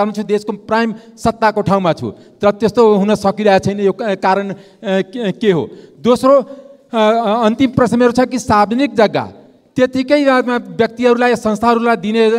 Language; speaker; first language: Nepali; non-native, local second language; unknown